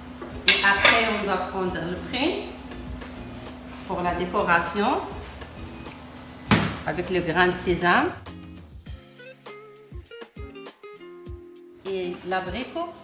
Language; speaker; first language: French; non-native, learner; Arabic